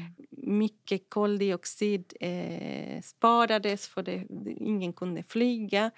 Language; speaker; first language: Swedish; non-native, fluent; Spanish